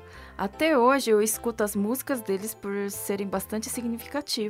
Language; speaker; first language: Portuguese; non-native, fluent; Korean